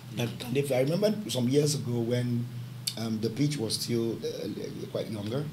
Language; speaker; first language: English; non-native, local second language; Yoruba